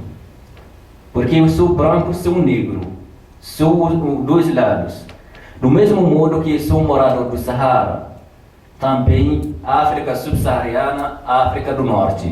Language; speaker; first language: Portuguese; non-native, fluent; Tamasheq